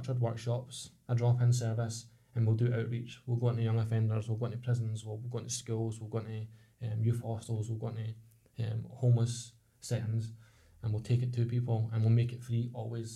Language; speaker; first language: English; native; English